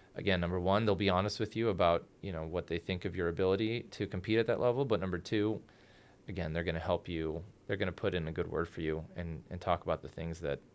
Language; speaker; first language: English; early bilingual, other home language; Spanish